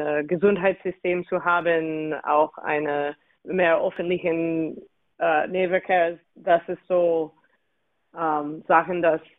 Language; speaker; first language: German; non-native, fluent; English